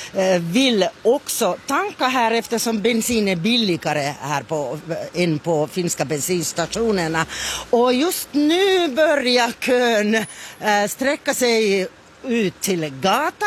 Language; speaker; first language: Swedish; non-native, fluent; Finnish